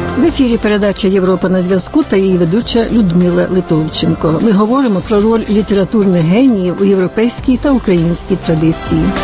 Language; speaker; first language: Ukrainian; native; Ukrainian